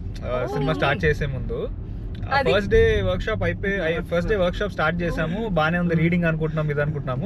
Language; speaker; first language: Telugu; native; Telugu